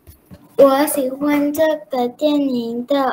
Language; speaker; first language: Chinese; non-native, learner; Indonesian